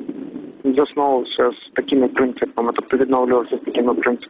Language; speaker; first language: Ukrainian; native; Ukrainian